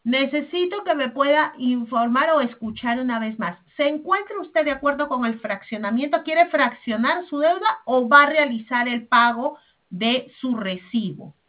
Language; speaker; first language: Spanish; native; Spanish